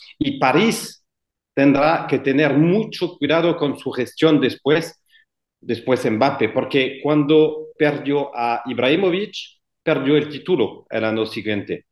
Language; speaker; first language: Spanish; non-native, fluent; French